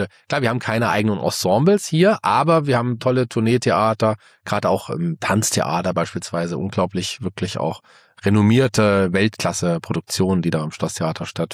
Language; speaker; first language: German; native; German